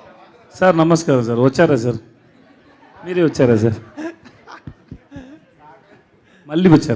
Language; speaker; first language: Telugu; non-native, learner; Tamil